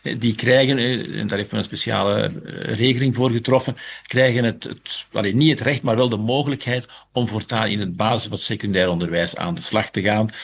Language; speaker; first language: Dutch; native; Dutch